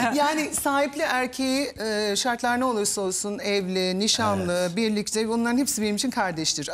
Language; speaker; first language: Turkish; early bilingual, heritage; Turkish